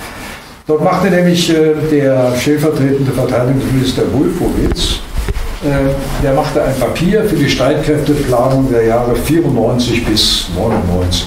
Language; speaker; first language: German; native; German